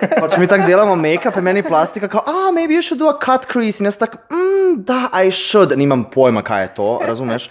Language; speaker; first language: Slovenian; non-native, fluent; Serbian